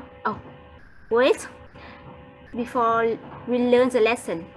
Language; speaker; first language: English; non-native, fluent; Vietnamese